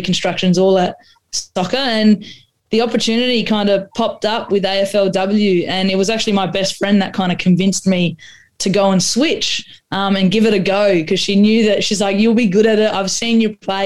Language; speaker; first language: English; non-native, local second language; Croatian